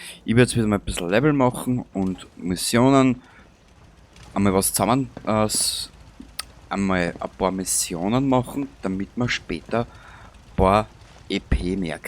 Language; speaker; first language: German; native; German